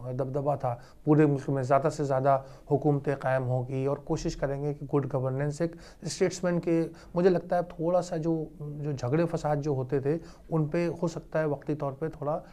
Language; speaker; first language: Urdu; native; Urdu